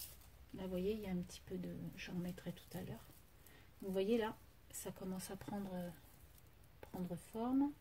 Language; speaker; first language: French; native; French